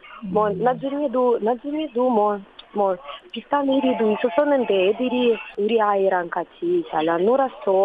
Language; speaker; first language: Korean; non-native, learner; Russian